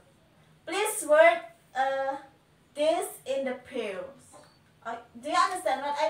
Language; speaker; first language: English; non-native, learner; Indonesian